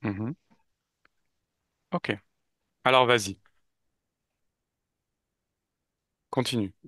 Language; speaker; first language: French; native; French